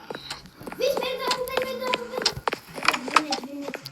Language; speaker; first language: French; native; French